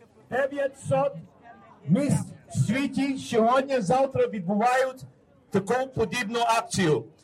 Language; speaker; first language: Ukrainian; early bilingual, heritage; Ukrainian